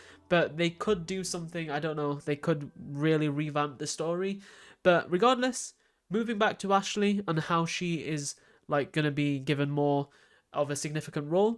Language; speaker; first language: English; native; English